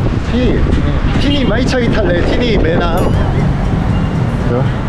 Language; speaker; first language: Thai; non-native, learner; Korean